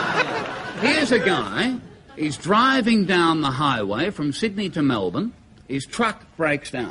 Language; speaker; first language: English; native; English